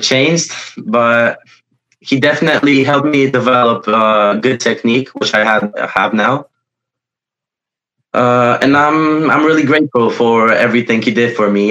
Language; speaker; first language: English; non-native, fluent; Polish